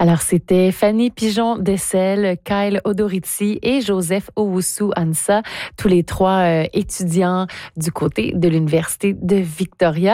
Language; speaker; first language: French; native; French